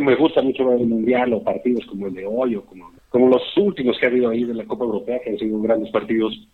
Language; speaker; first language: Spanish; native; Spanish